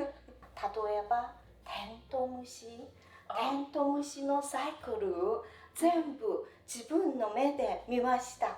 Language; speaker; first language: Japanese; non-native, fluent; Chinese